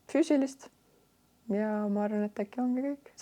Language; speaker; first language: Estonian; non-native, local second language; Russian